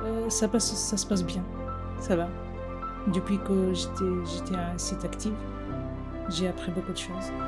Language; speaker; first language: French; non-native, learner; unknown